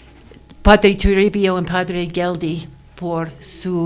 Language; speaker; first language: Spanish; non-native, learner; English